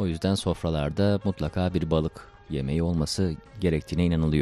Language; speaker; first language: Turkish; native; Turkish